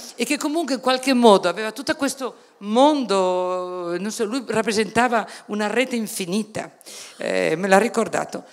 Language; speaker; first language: Italian; non-native, fluent; Spanish